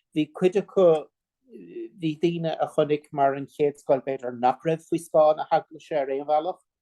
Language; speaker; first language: Irish; non-native, local second language; English